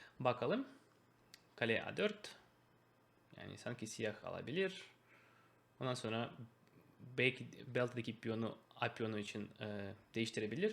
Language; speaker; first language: Turkish; non-native, fluent; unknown